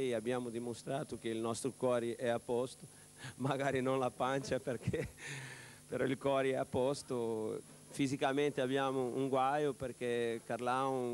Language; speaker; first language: Italian; non-native, fluent; Portuguese